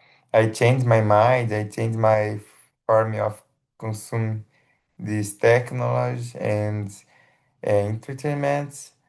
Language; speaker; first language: English; non-native, learner; Portuguese